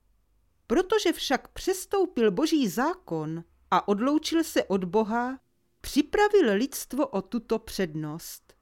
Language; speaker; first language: Czech; native; Czech